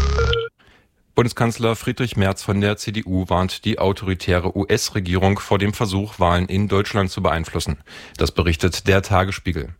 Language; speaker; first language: German; native; German